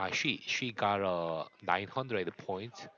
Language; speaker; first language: English; non-native, learner; Korean